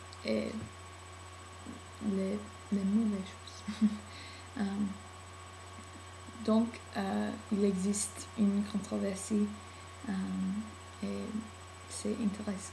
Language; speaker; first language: French; non-native, learner; English